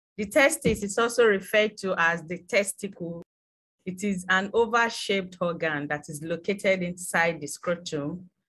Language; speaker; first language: English; non-native, local second language; Yoruba